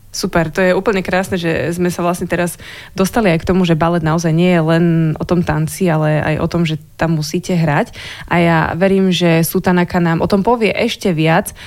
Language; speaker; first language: Slovak; native; Slovak